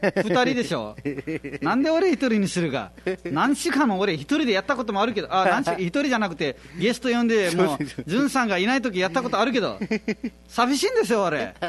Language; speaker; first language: Japanese; non-native, fluent; Nepali